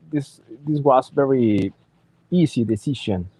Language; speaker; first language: English; non-native, learner; Spanish